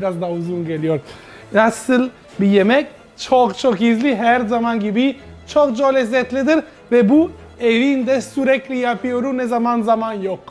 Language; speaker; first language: Turkish; non-native, learner; Italian